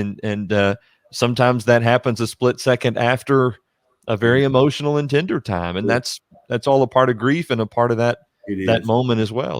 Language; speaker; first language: English; native; English